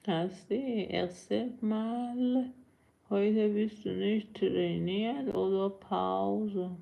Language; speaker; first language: German; non-native, learner; Persian